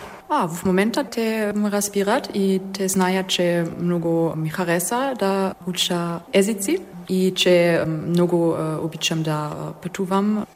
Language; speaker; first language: Bulgarian; non-native, learner; German